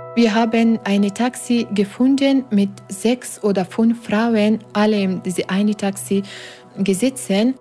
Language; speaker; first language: German; non-native, learner; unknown